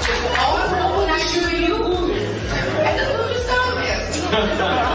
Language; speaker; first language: Russian; early bilingual, heritage; Russian